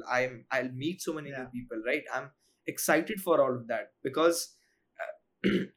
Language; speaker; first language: English; non-native, local second language; Hindi